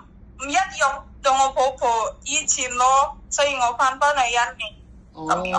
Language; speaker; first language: Cantonese; non-native, learner; Indonesian